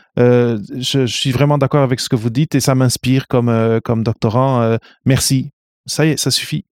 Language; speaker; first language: French; non-native, fluent; Portuguese